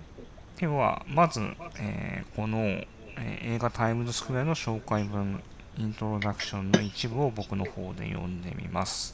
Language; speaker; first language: Japanese; native; Japanese